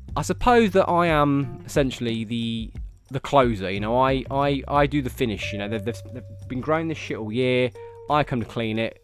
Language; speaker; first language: English; native; English